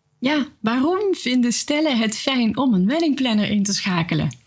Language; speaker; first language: Dutch; native; Dutch